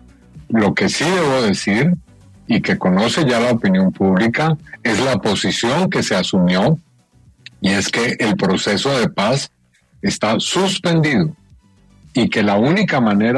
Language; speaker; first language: Spanish; native; Spanish